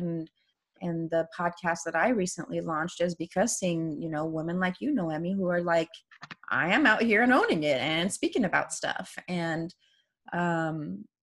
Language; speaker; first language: English; non-native, fluent; Persian